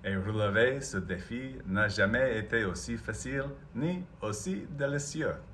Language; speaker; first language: French; non-native, local second language; English